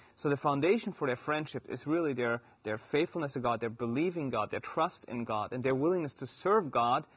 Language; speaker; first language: English; non-native, fluent; German